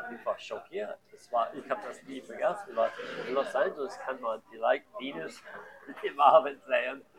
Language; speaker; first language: German; non-native, fluent; English